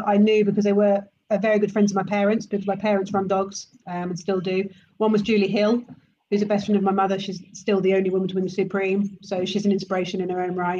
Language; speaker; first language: English; native; English